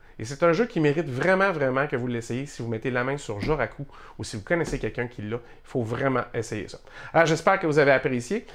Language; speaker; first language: French; native; French